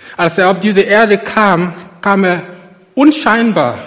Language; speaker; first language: German; non-native, fluent; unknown